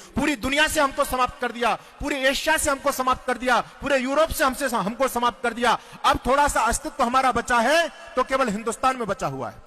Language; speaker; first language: Hindi; non-native, local second language; Marathi